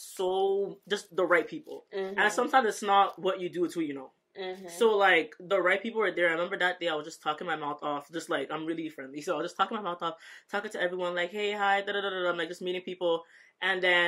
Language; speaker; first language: English; native; English